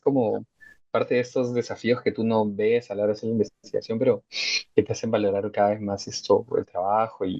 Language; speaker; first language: Spanish; native; Spanish